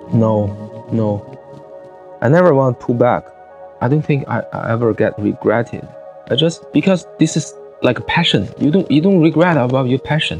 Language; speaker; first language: English; non-native, fluent; Chinese